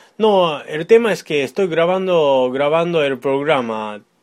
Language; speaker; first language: Spanish; non-native, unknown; Japanese